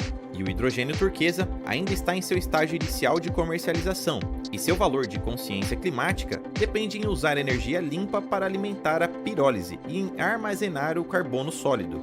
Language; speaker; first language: Portuguese; native; Portuguese